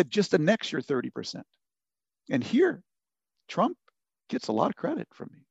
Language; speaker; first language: English; native; English